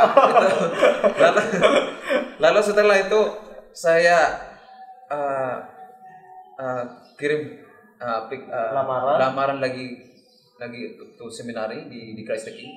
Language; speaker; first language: Indonesian; non-native, learner; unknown